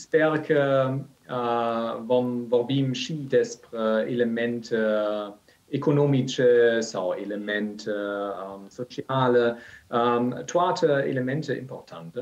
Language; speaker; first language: Romanian; non-native, learner; German